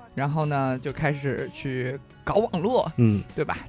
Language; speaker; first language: Chinese; native; Chinese